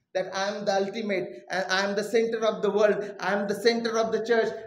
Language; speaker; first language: English; non-native, local second language; Marathi